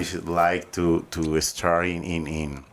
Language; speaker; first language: English; non-native, learner; Spanish